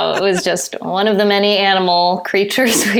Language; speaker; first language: English; native; English